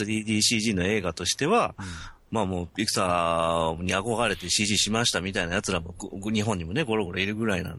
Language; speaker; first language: Japanese; native; Japanese